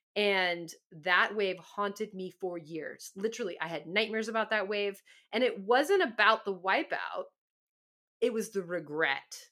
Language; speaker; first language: English; native; English